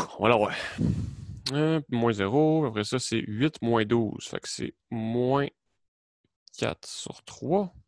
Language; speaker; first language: French; native; French